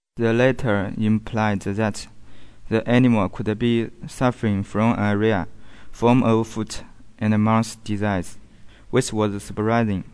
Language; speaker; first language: English; non-native, learner; Chinese